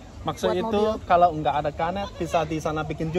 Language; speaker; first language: Indonesian; non-native, fluent; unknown